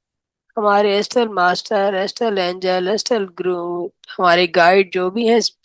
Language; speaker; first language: Hindi; native; Hindi